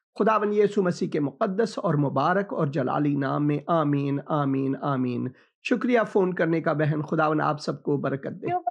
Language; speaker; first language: Urdu; native; Urdu